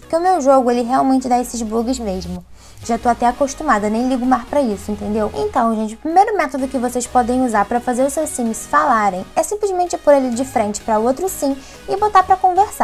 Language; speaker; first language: Portuguese; native; Portuguese